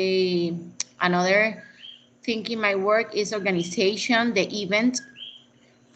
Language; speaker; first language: English; non-native, learner; Spanish